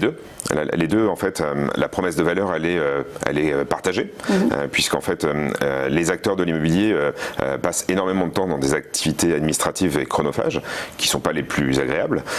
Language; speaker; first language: French; native; French